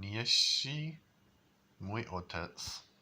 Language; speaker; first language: Czech; non-native, learner; English